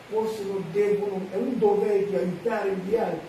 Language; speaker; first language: Italian; non-native, fluent; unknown